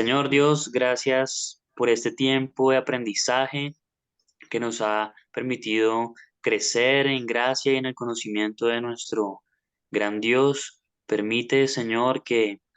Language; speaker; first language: Spanish; native; Spanish